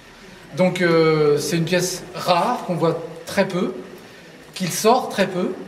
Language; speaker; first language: French; native; French